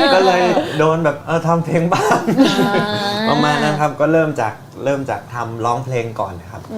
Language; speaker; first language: Thai; native; Thai